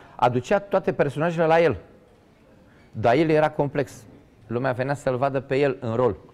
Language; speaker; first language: Romanian; native; Romanian